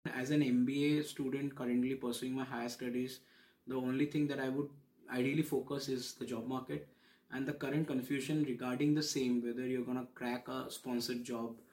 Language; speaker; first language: English; non-native, local second language; Bangla